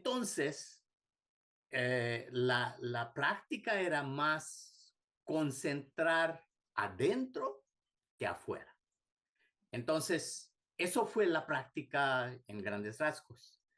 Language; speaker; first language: Spanish; non-native, fluent; Bangla